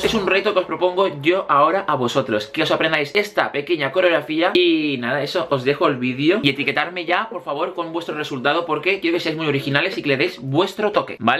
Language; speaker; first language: Spanish; native; Spanish